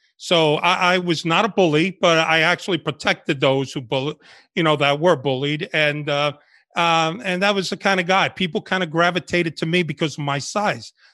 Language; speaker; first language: English; early bilingual, other home language; Spanish